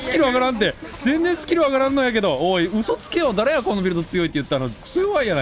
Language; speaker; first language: Japanese; native; Japanese